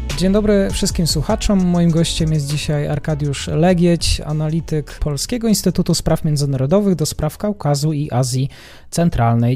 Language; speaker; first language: Polish; native; Polish